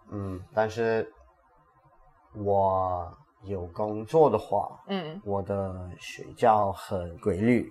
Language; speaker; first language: Chinese; non-native, learner; English